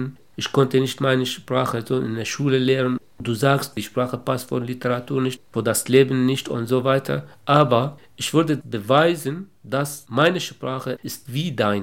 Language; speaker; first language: German; non-native, local second language; Kurdish